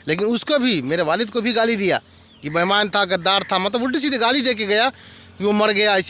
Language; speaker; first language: Hindi; native; Hindi